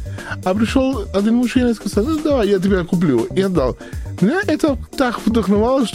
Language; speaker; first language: Russian; non-native, learner; Spanish